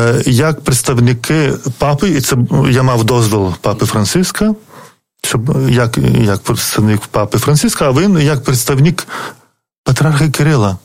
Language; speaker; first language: Ukrainian; non-native, fluent; Lithuanian